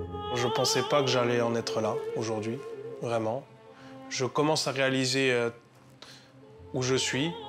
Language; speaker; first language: French; native; French